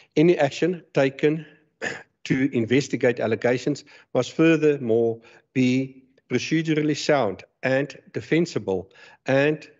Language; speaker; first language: English; non-native, local second language; Afrikaans